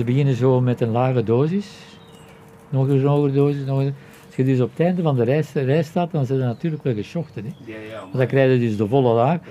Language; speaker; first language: Dutch; native; Dutch